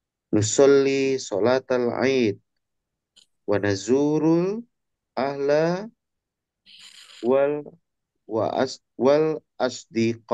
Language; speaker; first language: Arabic; non-native, learner; Indonesian